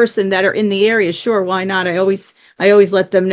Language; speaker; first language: English; native; English